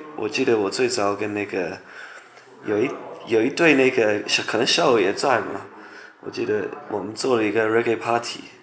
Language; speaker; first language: Chinese; non-native, fluent; English